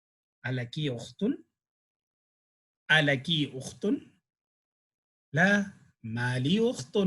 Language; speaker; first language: Arabic; non-native, fluent; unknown